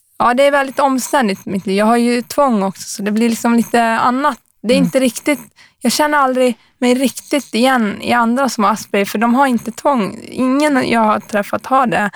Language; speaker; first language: Swedish; native; Swedish